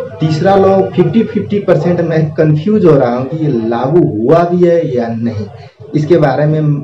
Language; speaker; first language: Hindi; native; Hindi